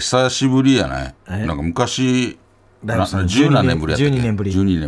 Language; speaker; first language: Japanese; native; Japanese